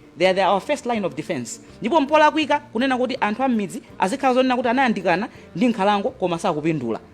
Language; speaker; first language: Nyanja; native; Nyanja